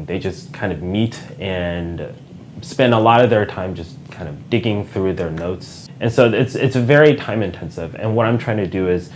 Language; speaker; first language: English; native; English